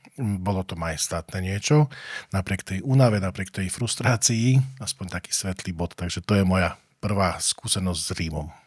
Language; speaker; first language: Slovak; native; Slovak